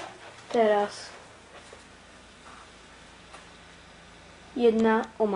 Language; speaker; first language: Polish; early bilingual, other home language; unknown